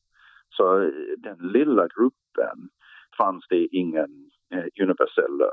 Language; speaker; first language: Swedish; non-native, fluent; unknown